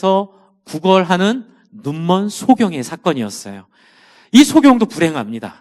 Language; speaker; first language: Korean; native; Korean